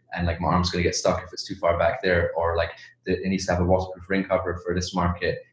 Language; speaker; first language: English; native; English